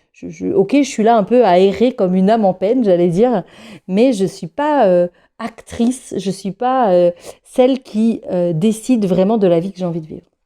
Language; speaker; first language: French; native; French